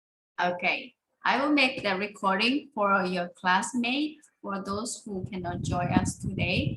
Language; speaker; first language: English; non-native, learner; Thai